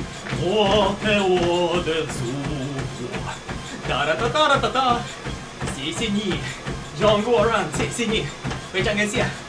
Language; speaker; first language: Chinese; non-native, learner; Russian